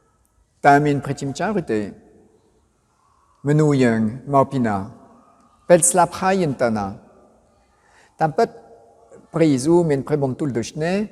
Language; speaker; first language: Khmer; non-native, fluent; French